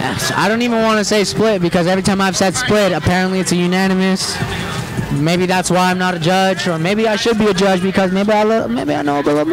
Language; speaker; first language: English; native; English